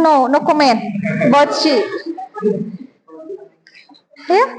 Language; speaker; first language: English; non-native, learner; Indonesian